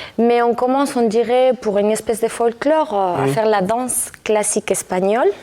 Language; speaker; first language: French; non-native, fluent; Spanish